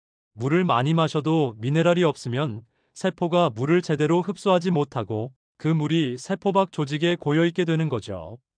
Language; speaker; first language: Korean; native; Korean